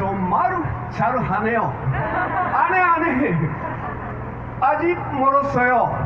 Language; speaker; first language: Korean; non-native, learner; Japanese